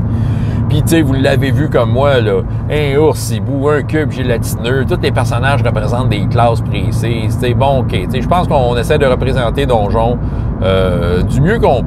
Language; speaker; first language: French; native; French